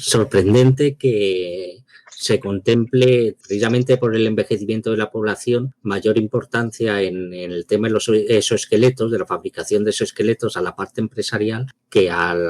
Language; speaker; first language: Spanish; native; Spanish